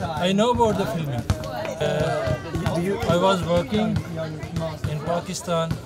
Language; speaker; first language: English; non-native, learner; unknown